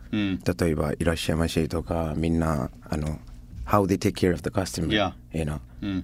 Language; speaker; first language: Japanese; non-native, fluent; Nepali